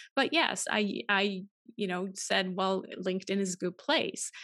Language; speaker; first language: English; non-native, fluent; German